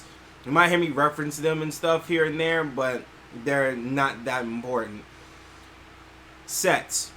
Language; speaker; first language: English; native; English